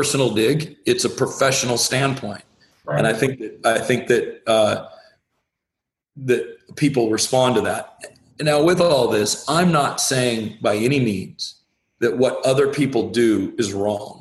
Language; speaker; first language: English; native; English